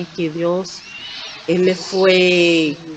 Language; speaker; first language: Spanish; non-native, fluent; Portuguese